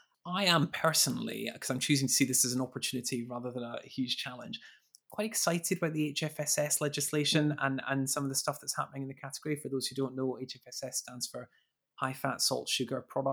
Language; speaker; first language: English; native; English